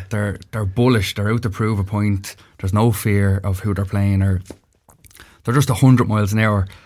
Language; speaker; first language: English; native; English